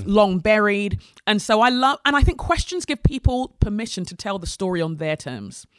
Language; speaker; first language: English; native; English